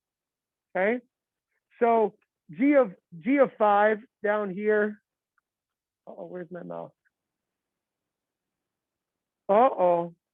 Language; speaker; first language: English; native; English